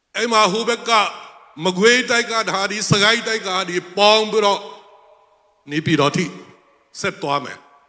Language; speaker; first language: Burmese; non-native, local second language; Hakha Chin